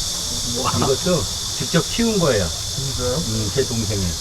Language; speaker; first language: Korean; native; Korean